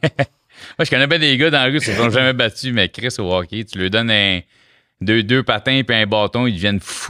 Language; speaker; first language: French; native; French